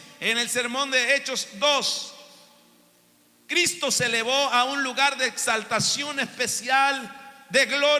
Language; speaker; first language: Spanish; native; Spanish